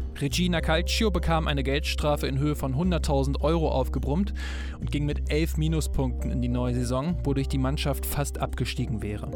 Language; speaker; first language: German; native; German